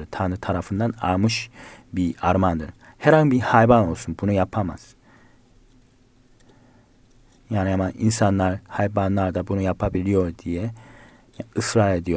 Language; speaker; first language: Turkish; non-native, fluent; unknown